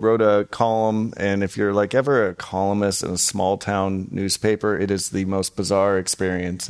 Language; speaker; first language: English; native; English